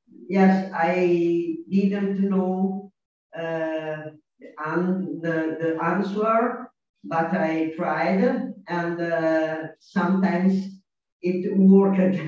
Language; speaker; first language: English; non-native, learner; Italian